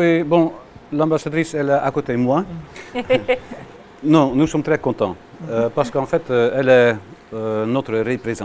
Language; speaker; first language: French; non-native, learner; Dutch